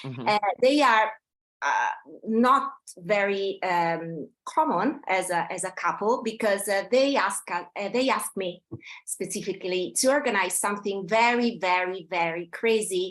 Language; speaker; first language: English; non-native, fluent; Italian